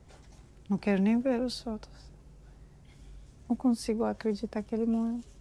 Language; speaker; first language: Portuguese; non-native, learner; Arabic